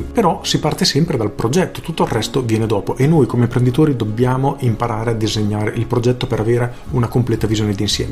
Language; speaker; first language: Italian; native; Italian